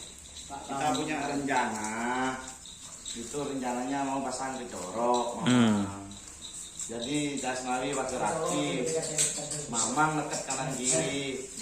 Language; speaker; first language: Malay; non-native, local second language; Madurese